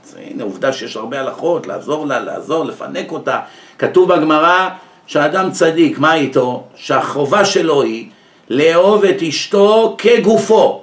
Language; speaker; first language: Hebrew; native; Hebrew